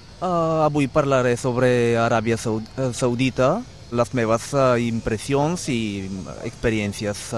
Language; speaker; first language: Catalan; non-native, fluent; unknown